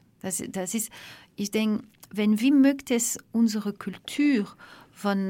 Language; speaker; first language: German; non-native, fluent; French